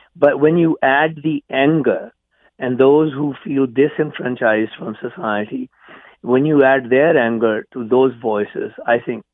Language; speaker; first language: English; non-native, local second language; Punjabi